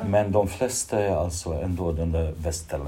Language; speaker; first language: Swedish; non-native, fluent; Bosnian